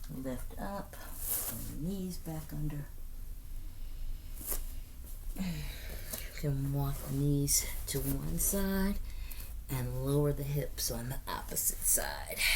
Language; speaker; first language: English; native; English